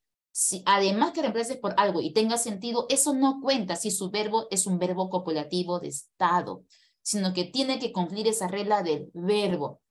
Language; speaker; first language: Spanish; native; Spanish